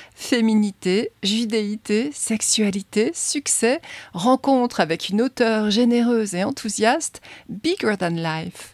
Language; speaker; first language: French; native; French